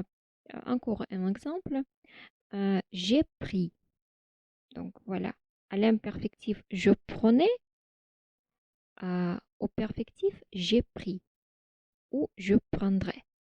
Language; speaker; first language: French; non-native, fluent; Russian